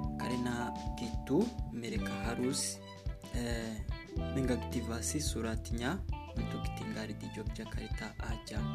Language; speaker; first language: Indonesian; non-native, learner; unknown